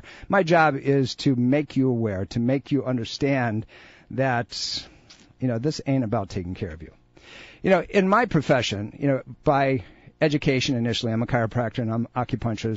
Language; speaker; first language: English; native; English